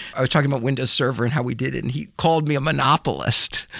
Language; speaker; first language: English; native; English